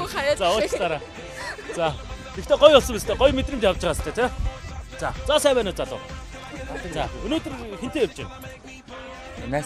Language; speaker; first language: Mongolian; native; Mongolian